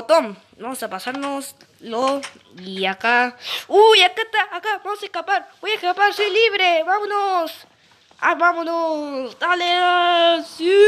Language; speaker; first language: Spanish; native; Spanish